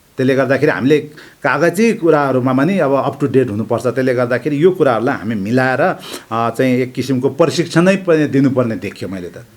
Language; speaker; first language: Nepali; non-native, local second language; Sherpa